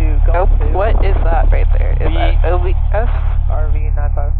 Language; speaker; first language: English; native; English